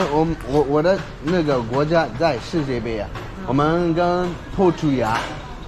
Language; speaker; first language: Chinese; non-native, learner; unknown